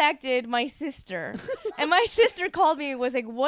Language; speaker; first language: English; early bilingual, other home language; Korean